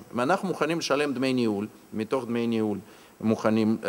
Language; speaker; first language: Hebrew; non-native, fluent; Russian